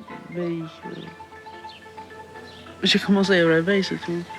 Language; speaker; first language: French; non-native, fluent; English